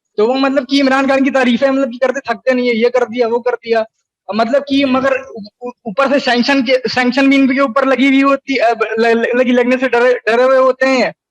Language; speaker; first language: Urdu; native; Urdu